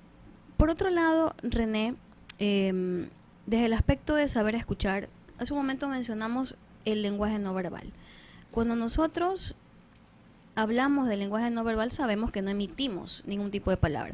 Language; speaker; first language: Spanish; native; Spanish